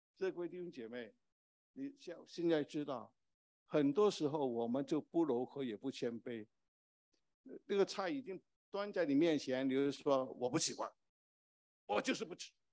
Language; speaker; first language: Chinese; non-native, local second language; Cantonese